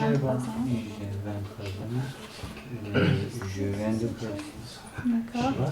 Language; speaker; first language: French; non-native, learner; Kurdish